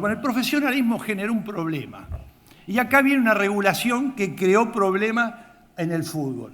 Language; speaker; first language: Spanish; native; Spanish